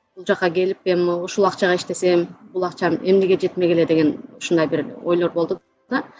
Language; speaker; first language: Kyrgyz; native; Kyrgyz